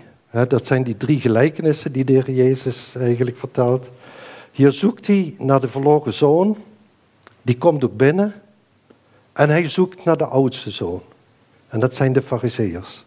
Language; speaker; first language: Dutch; native; Dutch